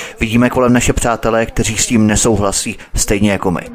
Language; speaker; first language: Czech; native; Czech